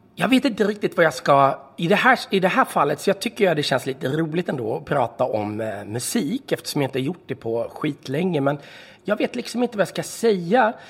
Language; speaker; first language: Swedish; native; Swedish